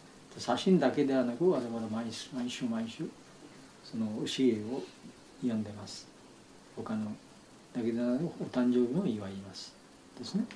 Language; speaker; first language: Japanese; non-native, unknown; Bangla